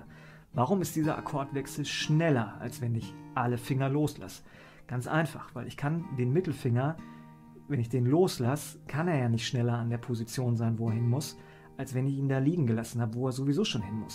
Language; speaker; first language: German; native; German